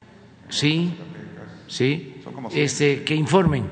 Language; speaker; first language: Spanish; native; Spanish